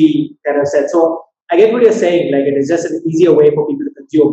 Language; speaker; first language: English; non-native, local second language; Tamil